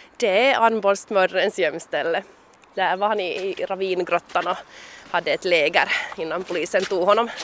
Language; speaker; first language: Swedish; native; Swedish